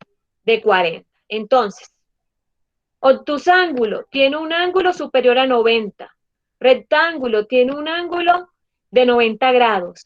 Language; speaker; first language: Spanish; native; Spanish